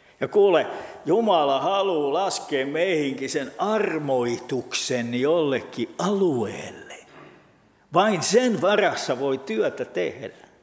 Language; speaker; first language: Finnish; native; Finnish